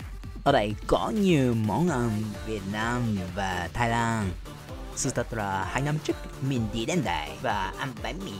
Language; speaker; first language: Vietnamese; non-native, learner; Japanese